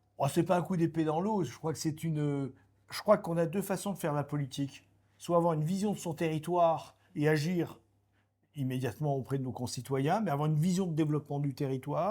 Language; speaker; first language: French; native; French